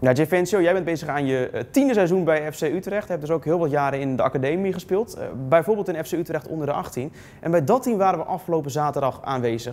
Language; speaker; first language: Dutch; native; Dutch